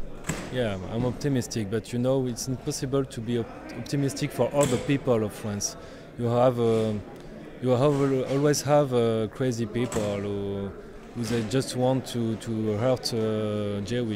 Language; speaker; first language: English; non-native, learner; French